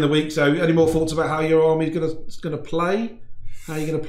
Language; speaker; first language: English; native; English